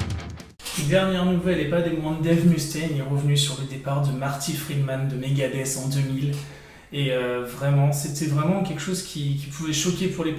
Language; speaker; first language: French; native; French